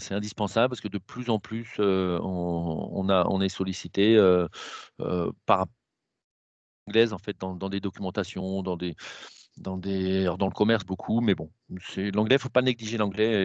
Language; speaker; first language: French; native; French